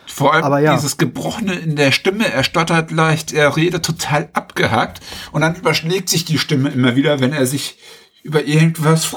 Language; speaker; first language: German; native; German